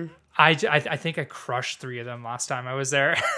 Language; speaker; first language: English; native; English